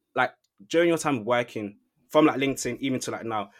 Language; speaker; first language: English; native; English